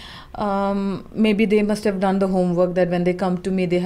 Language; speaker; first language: English; non-native, local second language; Malayalam